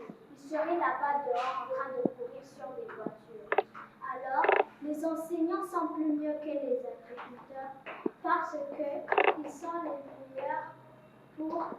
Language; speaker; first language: French; non-native, learner; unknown